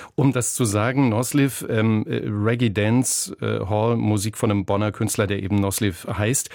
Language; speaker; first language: German; native; German